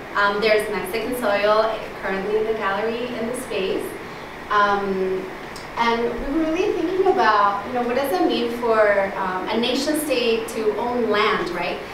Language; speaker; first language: English; early bilingual, other home language; Spanish